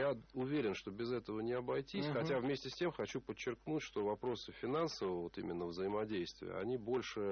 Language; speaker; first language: Russian; native; Russian